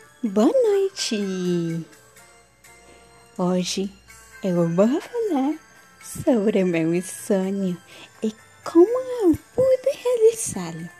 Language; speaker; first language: Portuguese; non-native, learner; Spanish